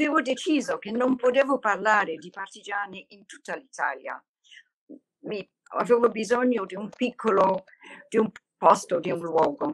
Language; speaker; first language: Italian; non-native, fluent; English